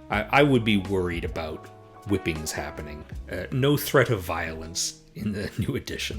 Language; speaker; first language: English; native; English